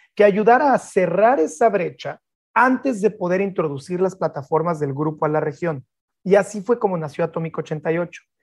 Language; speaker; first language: Spanish; native; Spanish